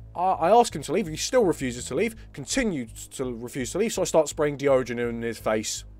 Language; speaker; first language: English; native; English